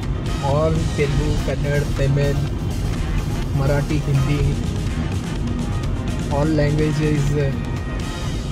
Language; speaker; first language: Telugu; non-native, local second language; Kannada